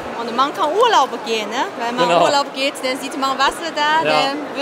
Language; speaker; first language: German; native; German